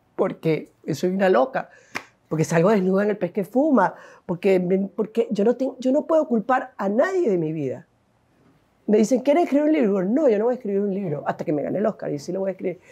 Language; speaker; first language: Spanish; native; Spanish